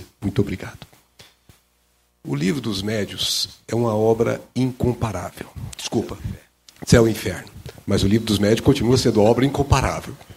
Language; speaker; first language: Portuguese; native; Portuguese